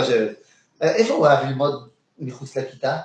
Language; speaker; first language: Hebrew; non-native, fluent; French